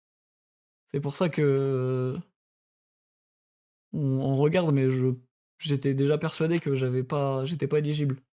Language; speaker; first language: French; native; French